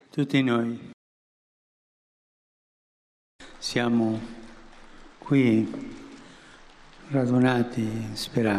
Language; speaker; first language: Italian; non-native, fluent; Spanish